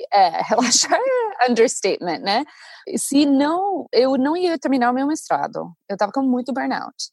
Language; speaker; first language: Portuguese; non-native, fluent; English